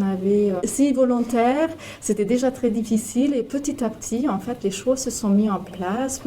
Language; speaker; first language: French; native; French